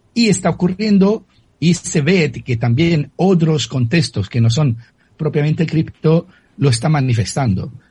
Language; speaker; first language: Spanish; non-native, fluent; Italian